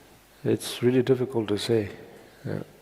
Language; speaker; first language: English; non-native, fluent; Tibetan